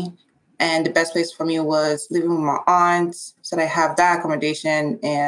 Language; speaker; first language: English; non-native, local second language; Igbo